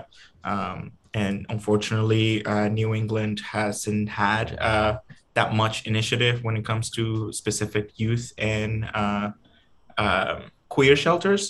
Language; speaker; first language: English; non-native, fluent; Spanish